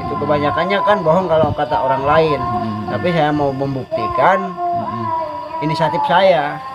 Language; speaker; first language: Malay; non-native, local second language; Sundanese